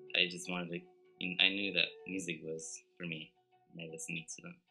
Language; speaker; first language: English; native; English